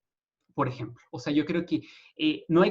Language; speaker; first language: Spanish; native; Spanish